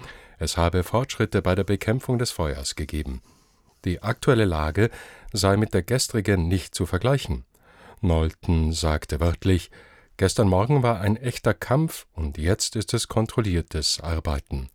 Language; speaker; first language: German; native; German